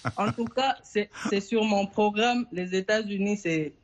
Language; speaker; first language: French; non-native, local second language; Swahili